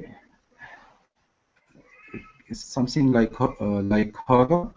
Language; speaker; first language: English; non-native, learner; Arabic